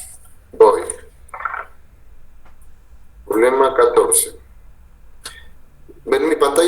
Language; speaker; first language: Spanish; native; Spanish